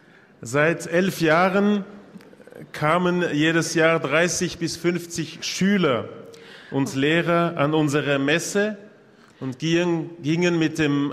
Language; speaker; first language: German; non-native, local second language; French